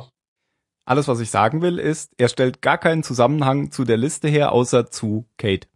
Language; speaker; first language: German; native; German